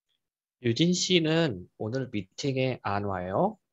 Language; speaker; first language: Korean; non-native, learner; Indonesian